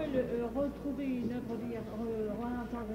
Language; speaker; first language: French; native; French